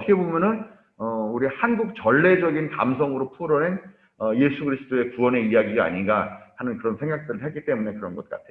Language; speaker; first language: Korean; native; Korean